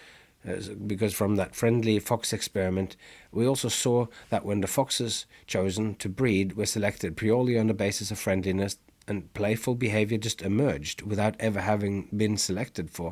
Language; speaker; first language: English; non-native, fluent; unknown